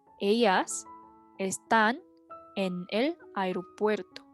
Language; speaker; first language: Spanish; non-native, fluent; Korean